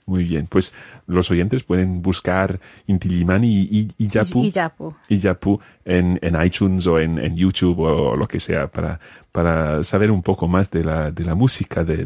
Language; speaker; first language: Spanish; non-native, fluent; English